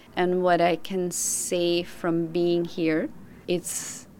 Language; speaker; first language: English; non-native, fluent; Dutch